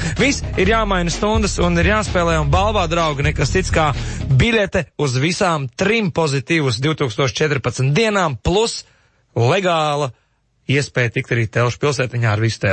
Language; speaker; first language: Latvian; native; Latvian